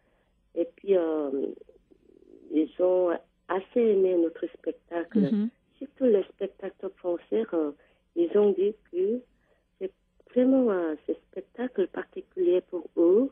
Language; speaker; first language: French; non-native, learner; Korean